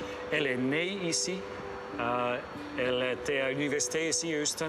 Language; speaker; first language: French; non-native, fluent; English